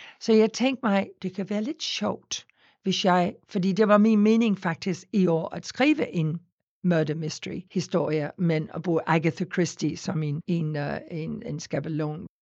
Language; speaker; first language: Danish; non-native, fluent; English